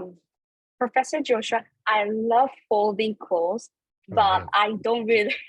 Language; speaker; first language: English; non-native, fluent; Korean